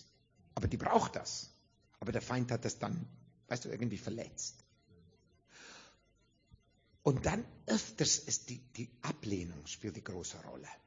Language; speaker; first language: German; non-native, fluent; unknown